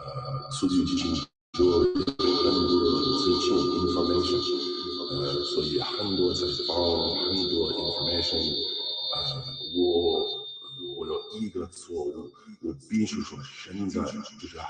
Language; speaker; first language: Chinese; non-native, learner; English